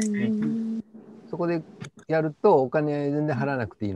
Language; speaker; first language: Japanese; native; Japanese